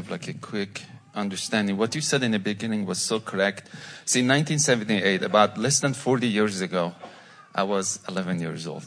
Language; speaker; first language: English; non-native, fluent; Persian